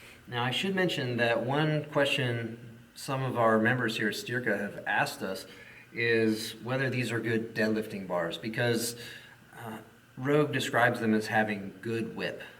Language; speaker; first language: English; native; English